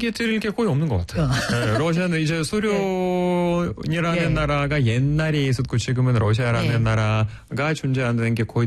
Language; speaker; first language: Korean; non-native, fluent; Russian